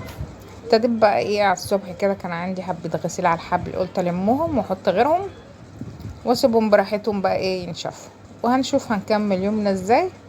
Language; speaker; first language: Arabic; native; Arabic